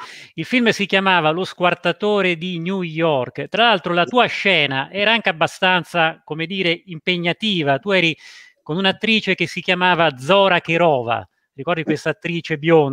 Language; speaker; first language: Italian; native; Italian